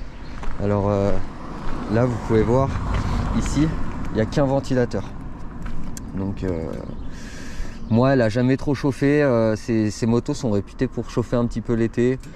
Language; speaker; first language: French; native; French